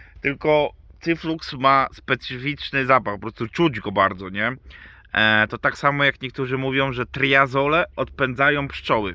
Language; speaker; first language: Polish; native; Polish